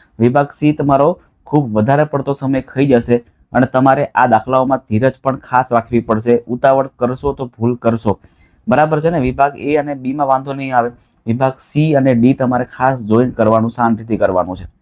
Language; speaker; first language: Gujarati; non-native, local second language; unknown